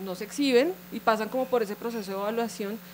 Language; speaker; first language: Spanish; native; Spanish